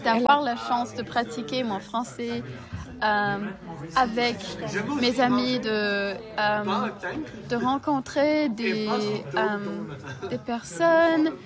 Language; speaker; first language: French; non-native, learner; English